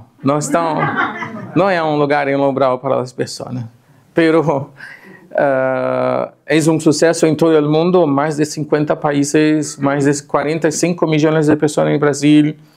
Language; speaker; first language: Spanish; non-native, fluent; Portuguese